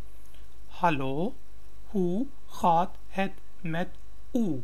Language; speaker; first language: Dutch; non-native, learner; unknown